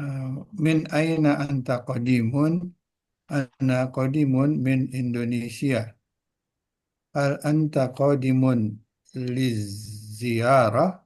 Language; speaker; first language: Arabic; non-native, learner; Indonesian